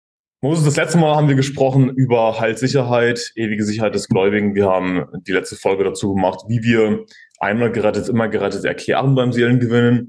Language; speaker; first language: German; native; German